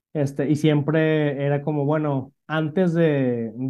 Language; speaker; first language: Spanish; native; Spanish